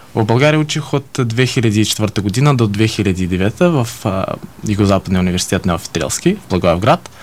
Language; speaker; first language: Bulgarian; early bilingual, heritage; Bulgarian